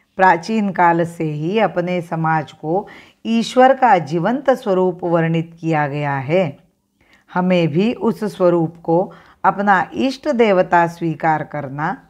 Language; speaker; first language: Hindi; non-native, local second language; Marathi